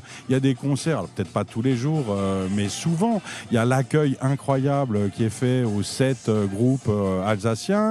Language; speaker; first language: French; native; French